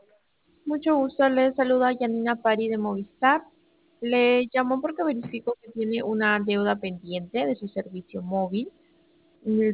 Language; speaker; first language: Spanish; native; Spanish